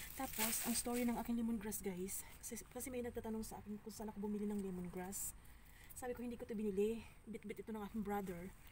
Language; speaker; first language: Filipino; non-native, local second language; Cebuano